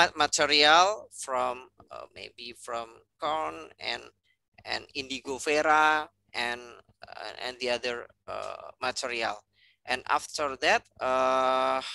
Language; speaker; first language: English; non-native, fluent; Indonesian